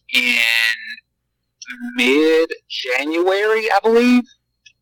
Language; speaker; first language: English; native; English